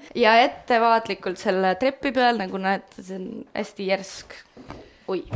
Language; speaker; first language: Estonian; non-native, local second language; Russian